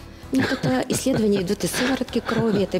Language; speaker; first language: Russian; native; Russian